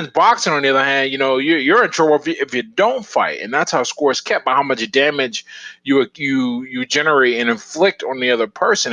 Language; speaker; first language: English; native; English